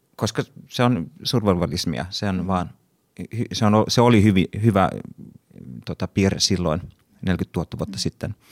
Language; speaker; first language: Finnish; non-native, local second language; Swedish